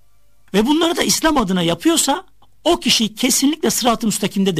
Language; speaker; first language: Turkish; native; Turkish